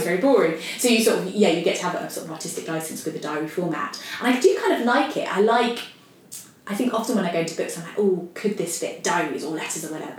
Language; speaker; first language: English; native; English